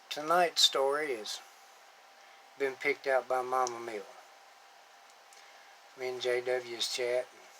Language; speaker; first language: English; native; English